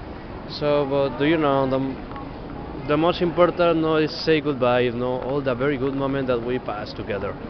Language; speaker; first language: English; non-native, learner; Spanish